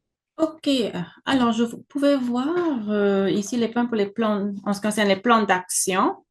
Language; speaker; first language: French; non-native, fluent; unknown